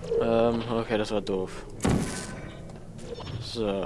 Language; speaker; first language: German; native; German